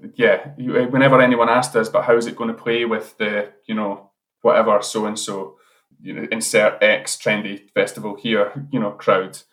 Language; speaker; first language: English; native; English